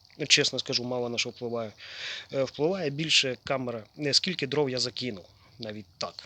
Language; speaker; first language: Ukrainian; native; Ukrainian